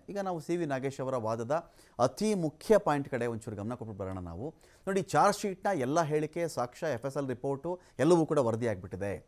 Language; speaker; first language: Kannada; native; Kannada